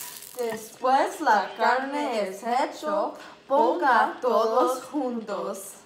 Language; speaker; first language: Spanish; non-native, learner; English